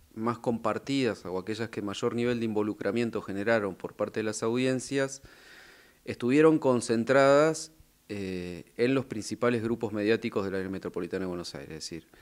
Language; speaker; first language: Spanish; native; Spanish